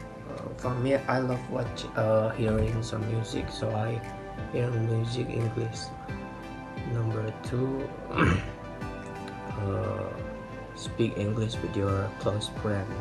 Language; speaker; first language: English; non-native, learner; Indonesian